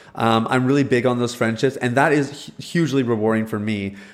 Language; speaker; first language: English; early bilingual, other home language; Hindi